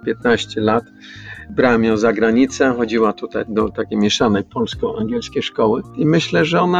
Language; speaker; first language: Polish; early bilingual, heritage; Polish